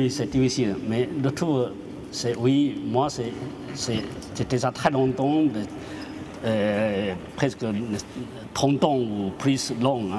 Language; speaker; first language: French; non-native, learner; Chinese